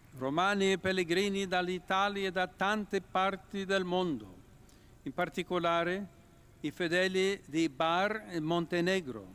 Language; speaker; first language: Italian; non-native, fluent; English